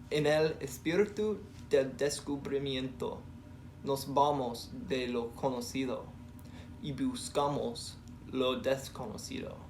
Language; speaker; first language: Spanish; non-native, learner; English